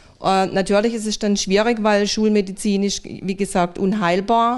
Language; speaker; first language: German; native; German